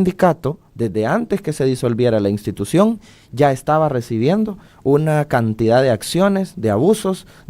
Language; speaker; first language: Spanish; native; Spanish